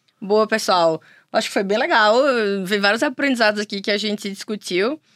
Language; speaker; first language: Portuguese; native; Portuguese